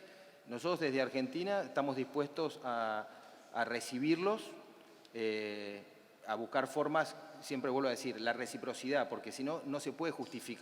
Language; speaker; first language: Spanish; native; Spanish